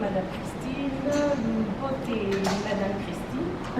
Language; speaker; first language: French; non-native, local second language; Lingala